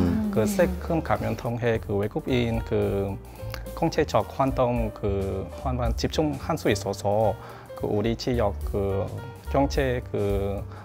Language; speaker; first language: Korean; non-native, learner; Vietnamese